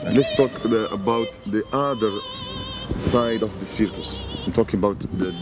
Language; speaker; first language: English; non-native, learner; Arabic